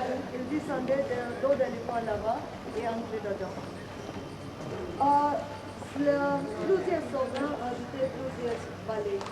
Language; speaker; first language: French; non-native, fluent; Hindi